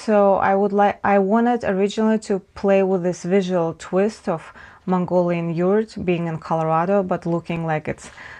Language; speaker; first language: English; non-native, fluent; Russian